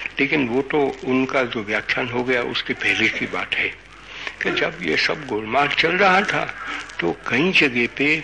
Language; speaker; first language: Hindi; non-native, local second language; Gujarati